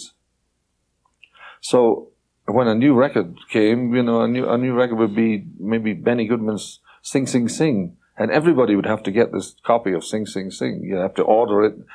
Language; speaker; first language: English; native; English